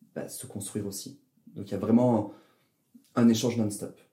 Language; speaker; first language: French; native; French